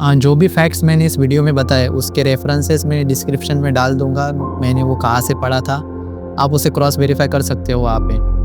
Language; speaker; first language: Hindi; non-native, local second language; Marathi